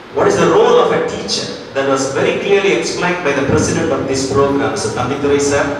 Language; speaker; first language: English; non-native, local second language; Tamil